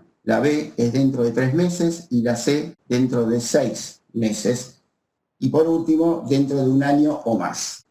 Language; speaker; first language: Spanish; native; Spanish